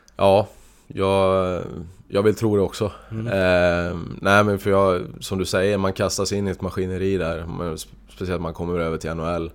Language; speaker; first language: Swedish; native; Swedish